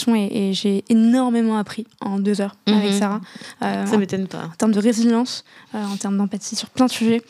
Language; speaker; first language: French; non-native, local second language; Arabic